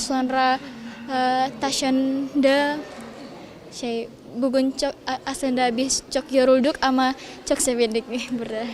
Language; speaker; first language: Turkish; non-native, learner; Indonesian